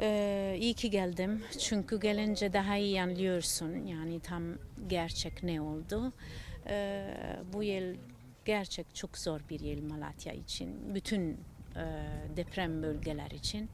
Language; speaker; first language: Turkish; non-native, learner; Italian